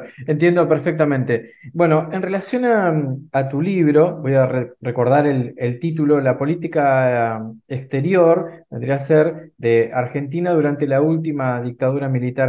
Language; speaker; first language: Spanish; native; Spanish